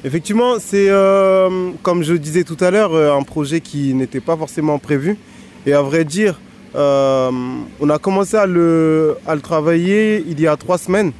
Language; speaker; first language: French; native; French